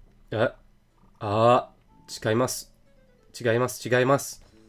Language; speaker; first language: Japanese; non-native, learner; English